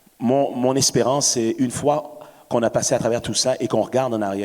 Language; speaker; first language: French; native; French